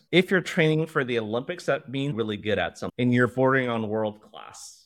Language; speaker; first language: English; early bilingual, other home language; Chinese